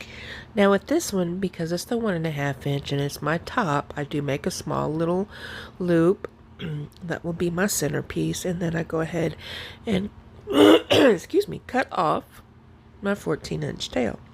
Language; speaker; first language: English; native; English